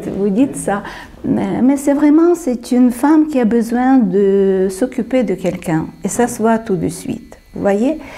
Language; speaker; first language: French; non-native, fluent; Ukrainian